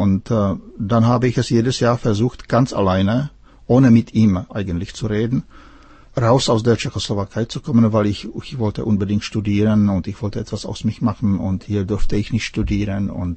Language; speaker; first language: German; non-native, fluent; Czech